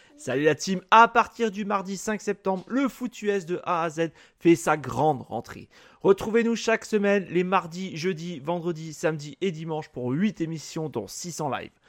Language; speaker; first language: French; native; French